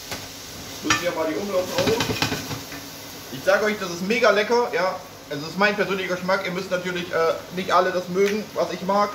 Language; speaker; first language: German; native; German